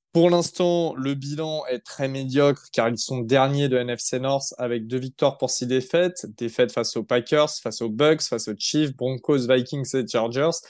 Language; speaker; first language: French; native; French